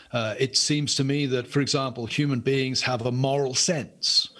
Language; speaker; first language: English; native; English